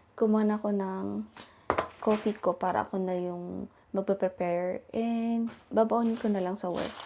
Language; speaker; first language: Filipino; native; Filipino